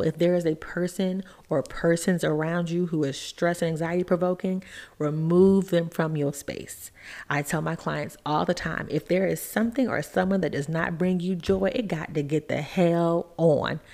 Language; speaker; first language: English; native; English